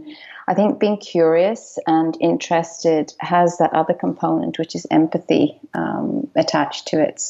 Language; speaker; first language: English; native; English